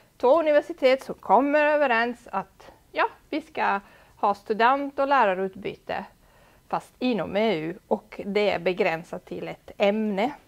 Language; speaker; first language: Swedish; non-native, fluent; Italian